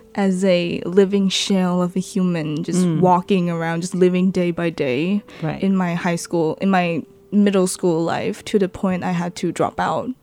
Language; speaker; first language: English; non-native, local second language; Chinese